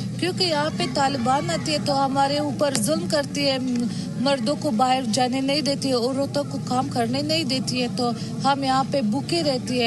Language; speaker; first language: Hindi; non-native, fluent; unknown